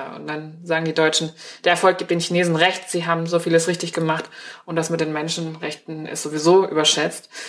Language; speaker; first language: German; early bilingual, other home language; Chinese